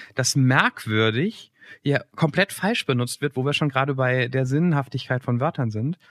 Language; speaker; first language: German; native; German